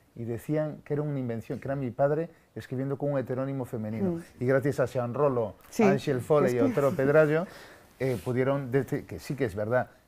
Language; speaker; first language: Spanish; native; Spanish